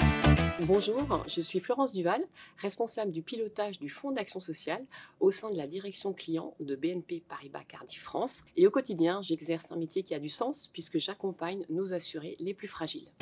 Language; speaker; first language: French; native; French